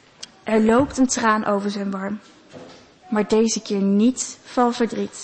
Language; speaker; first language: Dutch; native; Dutch